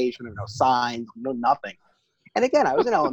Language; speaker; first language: English; native; English